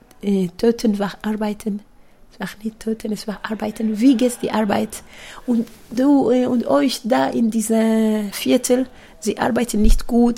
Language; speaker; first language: German; non-native, fluent; Kinyarwanda